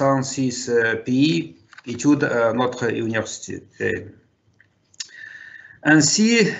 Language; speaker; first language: French; non-native, fluent; Russian